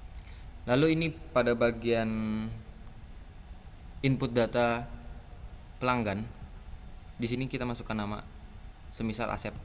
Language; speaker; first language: Indonesian; native; Indonesian